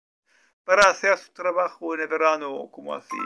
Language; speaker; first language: Spanish; non-native, learner; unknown